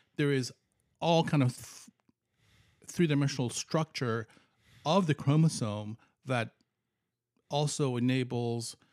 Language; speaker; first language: English; non-native, fluent; Persian